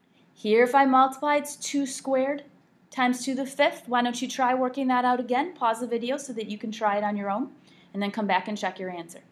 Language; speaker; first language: English; native; English